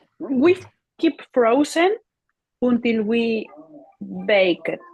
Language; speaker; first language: English; non-native, learner; Spanish